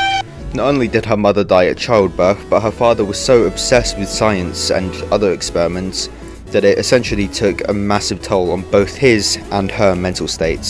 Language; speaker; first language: English; native; English